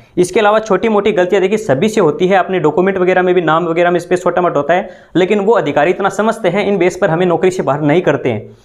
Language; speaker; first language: Hindi; native; Hindi